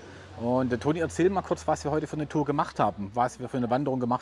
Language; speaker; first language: German; native; German